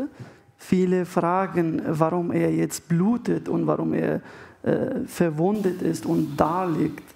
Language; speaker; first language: German; non-native, fluent; Arabic